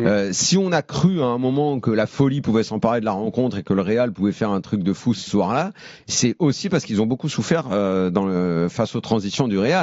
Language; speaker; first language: French; native; French